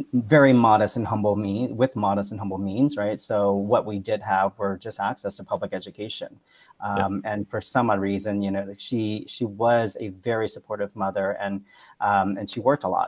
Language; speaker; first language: English; early bilingual, other home language; Vietnamese